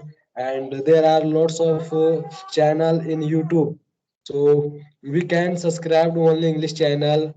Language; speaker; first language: English; non-native, learner; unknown